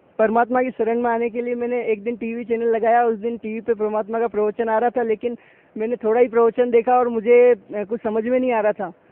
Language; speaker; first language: Hindi; native; Hindi